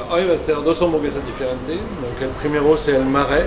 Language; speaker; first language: Spanish; non-native, learner; French